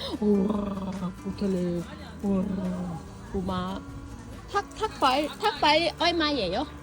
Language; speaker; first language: Korean; non-native, learner; Thai